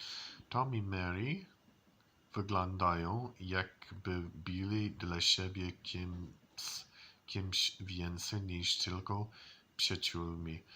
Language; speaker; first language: Polish; non-native, learner; English